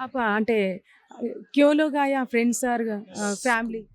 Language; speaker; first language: Hindi; non-native, local second language; Telugu